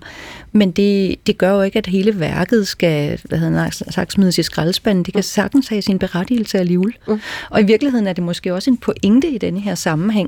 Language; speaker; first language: Danish; native; Danish